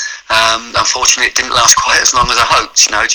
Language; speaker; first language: English; native; English